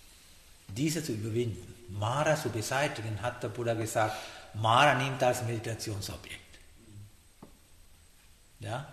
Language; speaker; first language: German; non-native, fluent; Sinhala